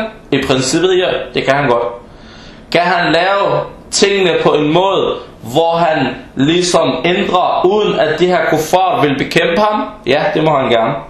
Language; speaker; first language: Danish; non-native, fluent; Arabic